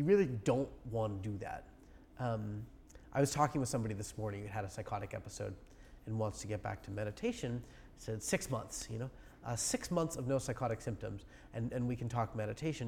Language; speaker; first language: English; native; English